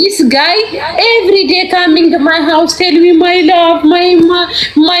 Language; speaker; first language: English; non-native, learner; Amharic